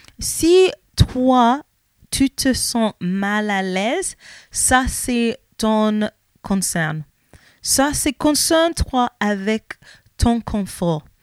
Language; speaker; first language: French; non-native, learner; English